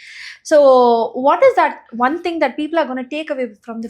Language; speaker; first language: Tamil; native; Tamil